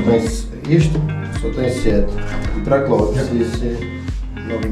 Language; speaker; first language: Portuguese; native; Portuguese